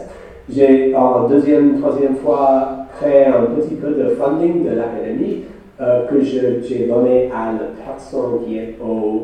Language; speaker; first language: French; non-native, fluent; English